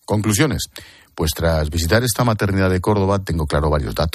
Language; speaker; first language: Spanish; native; Spanish